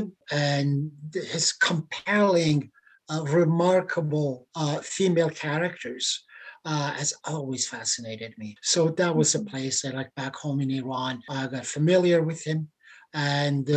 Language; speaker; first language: English; non-native, fluent; Persian